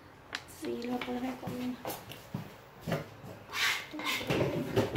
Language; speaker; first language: Spanish; native; Spanish